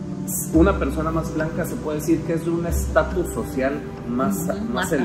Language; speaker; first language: Spanish; native; Spanish